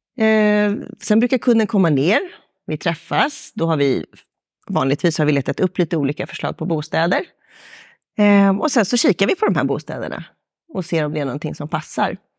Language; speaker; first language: Swedish; native; Swedish